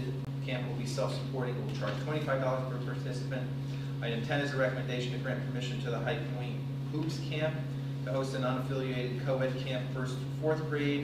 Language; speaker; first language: English; native; English